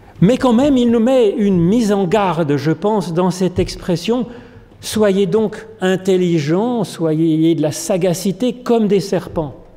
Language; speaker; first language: French; native; French